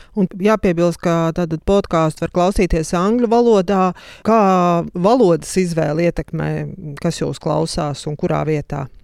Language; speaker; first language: Latvian; native; Latvian